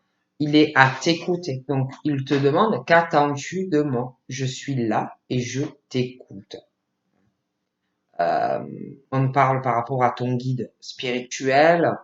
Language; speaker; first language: French; native; French